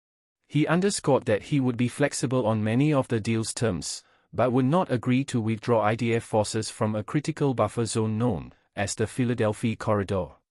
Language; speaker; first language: English; non-native, fluent; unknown